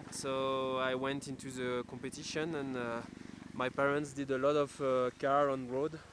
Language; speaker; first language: English; non-native, learner; French